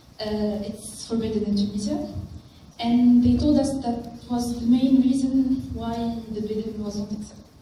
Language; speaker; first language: English; non-native, local second language; Arabic